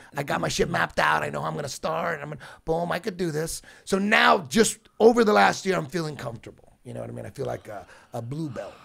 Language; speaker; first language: English; native; English